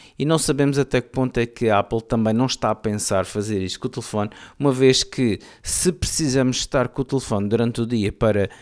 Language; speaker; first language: Portuguese; native; Portuguese